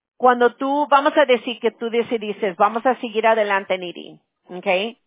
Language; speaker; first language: Spanish; early bilingual, heritage; Spanish